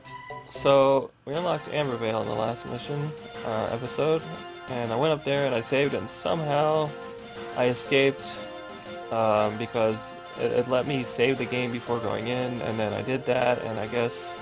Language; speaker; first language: English; native; English